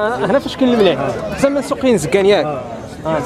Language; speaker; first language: Arabic; native; Arabic